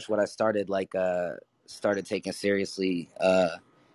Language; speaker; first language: English; native; English